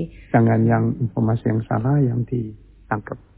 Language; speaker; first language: Indonesian; early bilingual, heritage; Chinese